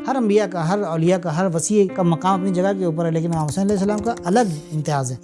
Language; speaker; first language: Urdu; native; Urdu